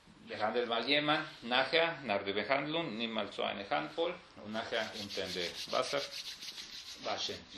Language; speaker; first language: German; non-native, fluent; Spanish